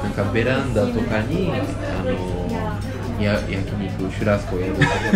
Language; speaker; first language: Japanese; non-native, fluent; Portuguese